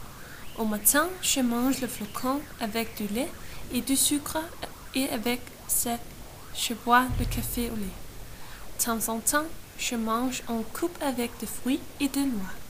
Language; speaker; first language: French; non-native, learner; Danish